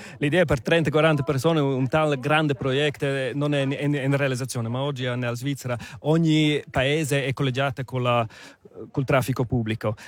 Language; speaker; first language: Italian; non-native, local second language; Romansh